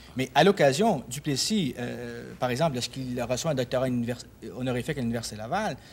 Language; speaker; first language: French; native; French